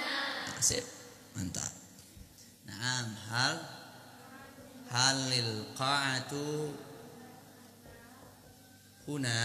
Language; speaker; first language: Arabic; non-native, learner; Indonesian